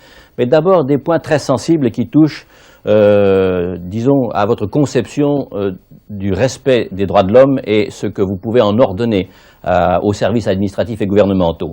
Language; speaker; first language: French; native; French